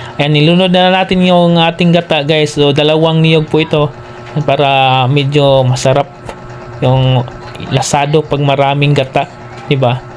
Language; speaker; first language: Filipino; non-native, local second language; Cebuano